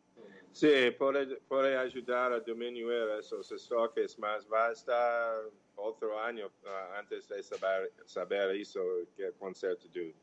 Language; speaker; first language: Portuguese; non-native, fluent; English